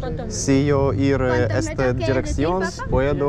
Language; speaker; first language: Spanish; non-native, learner; Russian